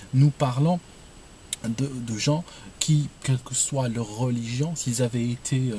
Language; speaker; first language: French; non-native, local second language; Arabic